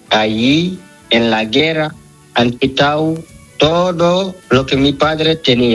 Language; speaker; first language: Spanish; non-native, learner; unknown